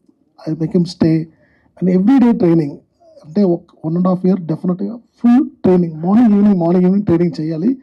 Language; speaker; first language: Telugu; non-native, local second language; Tamil